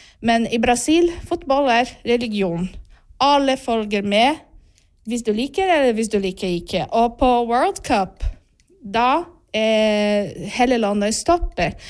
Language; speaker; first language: Norwegian; non-native, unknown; Portuguese